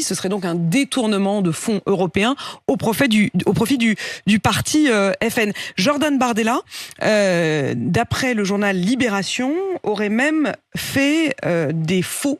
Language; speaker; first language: French; native; French